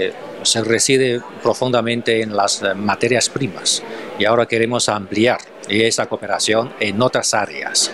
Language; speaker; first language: Spanish; non-native, fluent; Chinese